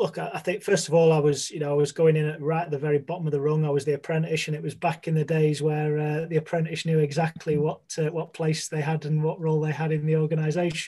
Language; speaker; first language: English; native; English